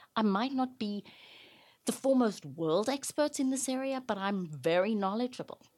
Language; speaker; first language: English; native; English